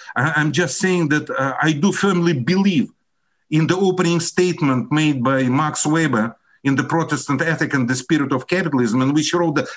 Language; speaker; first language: English; non-native, fluent; Russian